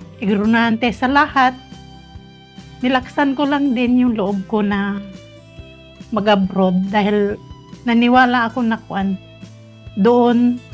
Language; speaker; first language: Filipino; non-native, local second language; Iloko